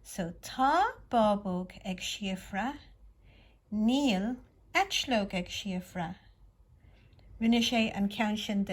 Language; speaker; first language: Irish; non-native, local second language; English